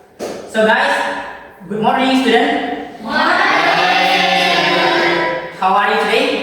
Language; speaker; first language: English; non-native, fluent; Indonesian